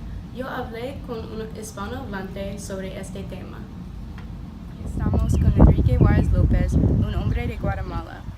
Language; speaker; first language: Spanish; non-native, learner; English